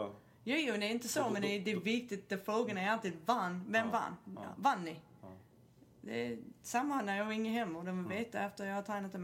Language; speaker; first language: Swedish; non-native, fluent; English